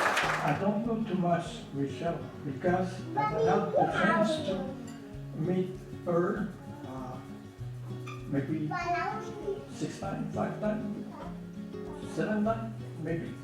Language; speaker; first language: English; non-native, learner; French